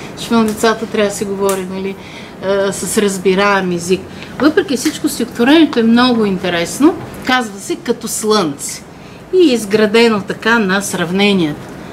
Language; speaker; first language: Bulgarian; native; Bulgarian